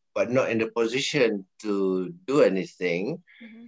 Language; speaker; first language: English; non-native, local second language; Malay